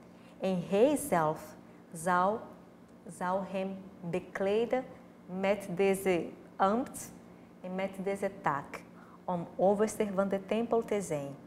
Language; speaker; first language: Dutch; non-native, fluent; Portuguese